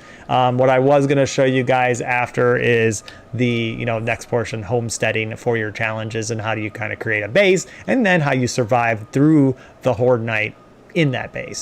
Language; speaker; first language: English; native; English